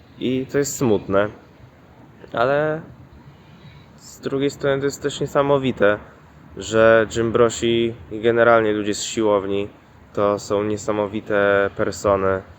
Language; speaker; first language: Polish; native; Polish